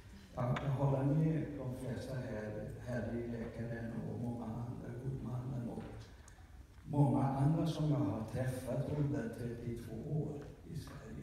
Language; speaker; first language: Swedish; non-native, fluent; Kurdish